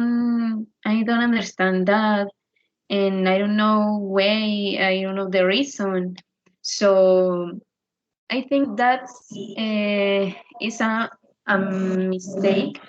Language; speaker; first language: English; non-native, learner; Spanish